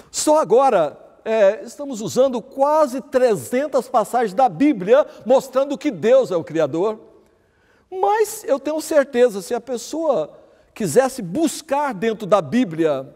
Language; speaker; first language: Portuguese; native; Portuguese